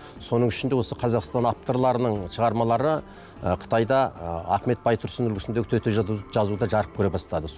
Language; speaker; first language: Kazakh; early bilingual, heritage; Kazakh